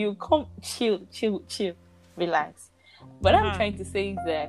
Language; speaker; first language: English; non-native, local second language; Yoruba